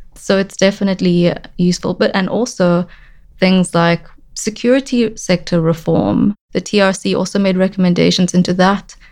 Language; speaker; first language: English; native; English